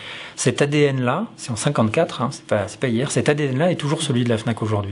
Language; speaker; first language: French; native; French